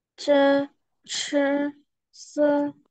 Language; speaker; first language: Chinese; non-native, learner; Indonesian